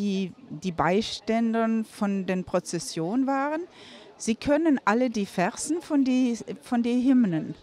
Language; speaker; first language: German; non-native, fluent; Norwegian